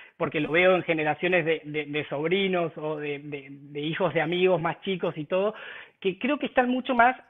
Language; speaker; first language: Spanish; native; Spanish